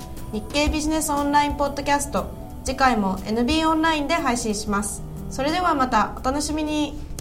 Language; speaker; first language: Japanese; native; Japanese